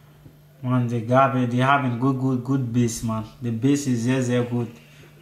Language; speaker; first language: German; non-native, learner; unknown